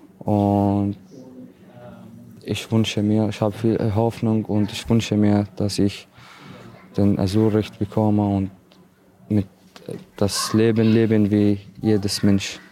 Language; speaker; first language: German; non-native, learner; Arabic